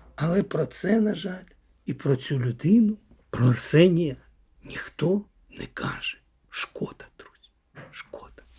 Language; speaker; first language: Ukrainian; native; Ukrainian